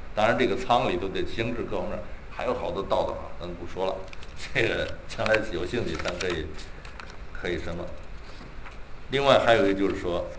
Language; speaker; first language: Chinese; native; Chinese